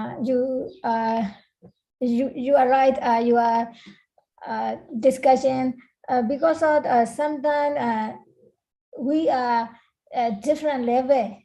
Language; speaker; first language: English; non-native, learner; Burmese